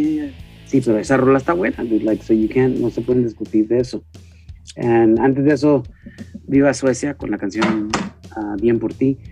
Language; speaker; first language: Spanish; early bilingual, heritage; Spanish